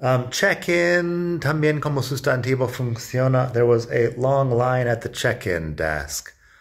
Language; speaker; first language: English; native; English